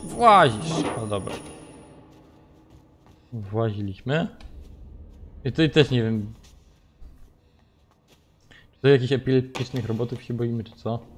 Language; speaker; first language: Polish; native; Polish